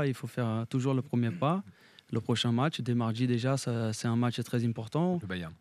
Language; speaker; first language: French; non-native, fluent; Portuguese